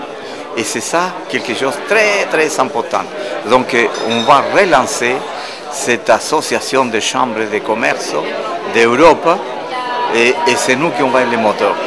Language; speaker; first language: French; non-native, fluent; Spanish